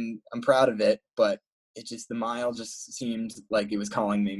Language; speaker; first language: English; native; English